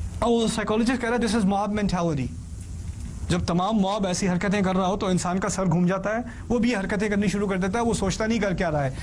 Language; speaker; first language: Urdu; early bilingual, heritage; Urdu